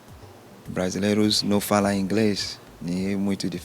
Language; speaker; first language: Portuguese; non-native, learner; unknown